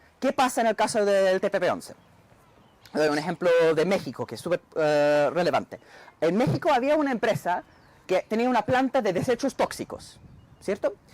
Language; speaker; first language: Spanish; non-native, fluent; English